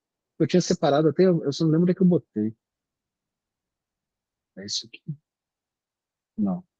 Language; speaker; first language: Portuguese; native; Portuguese